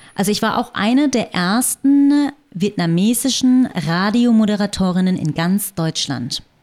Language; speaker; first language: German; early bilingual, other home language; Vietnamese